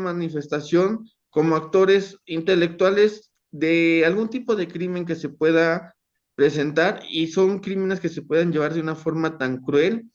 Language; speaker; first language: Spanish; native; Spanish